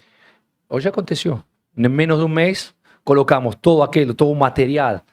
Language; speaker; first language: Portuguese; non-native, learner; Spanish